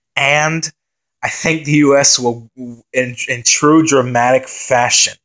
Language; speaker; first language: English; native; English